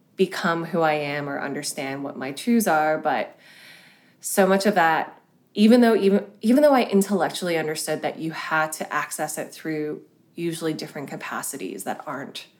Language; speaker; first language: English; early bilingual, other home language; Cantonese